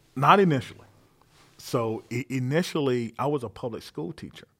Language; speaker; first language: English; native; English